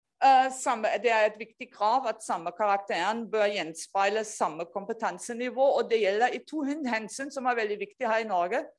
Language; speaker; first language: Norwegian; non-native, fluent; German